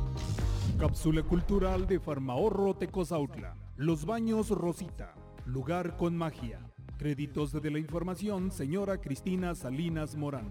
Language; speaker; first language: Spanish; native; Spanish